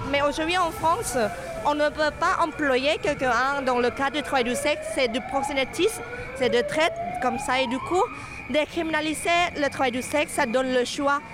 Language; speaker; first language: French; non-native, fluent; Thai